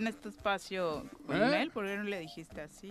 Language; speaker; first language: Spanish; native; Spanish